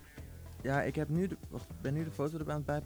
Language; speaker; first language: Dutch; native; Dutch